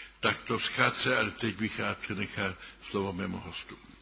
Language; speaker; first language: Czech; early bilingual, other home language; German